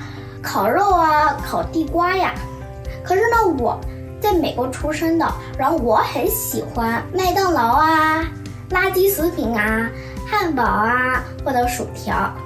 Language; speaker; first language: Chinese; early bilingual, heritage; Chinese